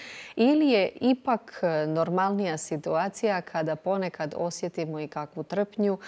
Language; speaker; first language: Croatian; native; Croatian